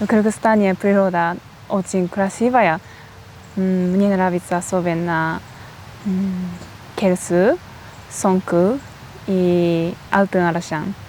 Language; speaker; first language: Russian; non-native, learner; Japanese